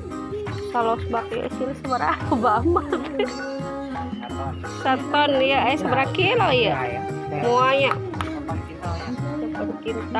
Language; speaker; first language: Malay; non-native, local second language; Sundanese